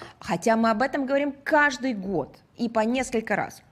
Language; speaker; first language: Russian; native; Russian